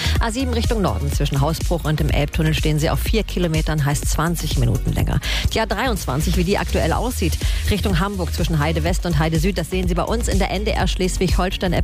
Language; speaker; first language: German; native; German